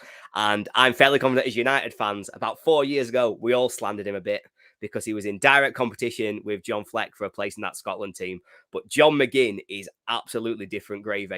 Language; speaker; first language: English; native; English